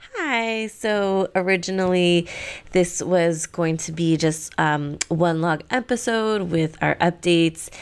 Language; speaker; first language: English; early bilingual, other home language; Spanish